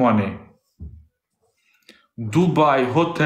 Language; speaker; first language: English; non-native, learner; Albanian